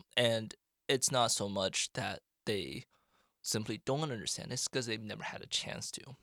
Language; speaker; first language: English; non-native, fluent; Chinese